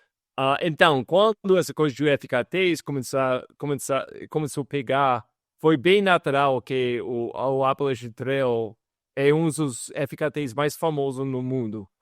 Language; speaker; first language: Portuguese; non-native, fluent; English